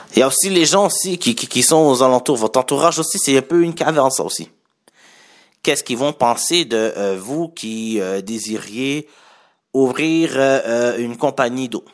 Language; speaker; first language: French; native; French